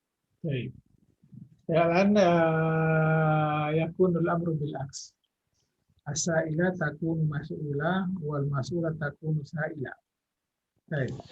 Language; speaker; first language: Arabic; non-native, fluent; Indonesian